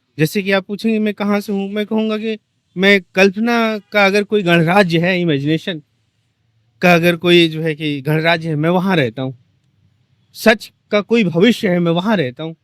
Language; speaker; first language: Hindi; native; Hindi